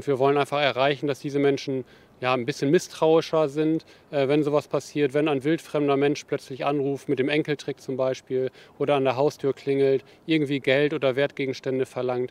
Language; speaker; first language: German; native; German